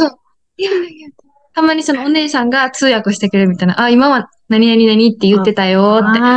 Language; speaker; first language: Japanese; native; Japanese